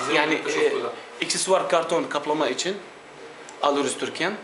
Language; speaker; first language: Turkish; non-native, learner; Arabic